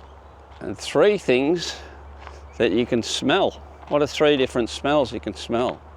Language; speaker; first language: English; native; English